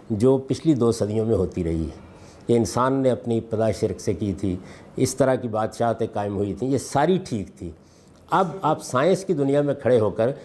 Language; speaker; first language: Urdu; non-native, local second language; Punjabi